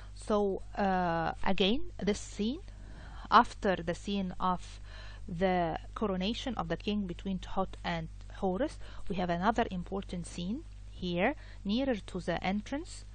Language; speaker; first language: English; non-native, fluent; Arabic